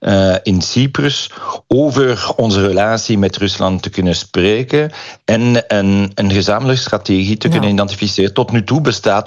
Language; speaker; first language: Dutch; non-native, local second language; French